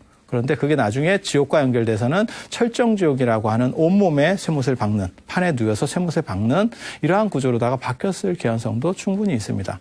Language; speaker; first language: Korean; native; Korean